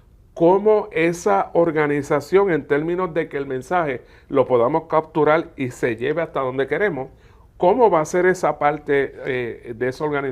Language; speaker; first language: Spanish; native; Spanish